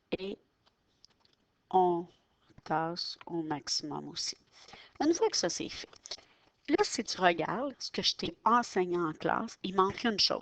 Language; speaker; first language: French; native; French